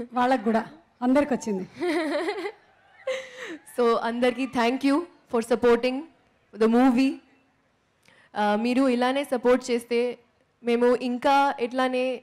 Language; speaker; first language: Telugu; non-native, local second language; Hindi